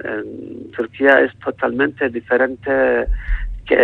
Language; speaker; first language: Spanish; non-native, learner; Turkish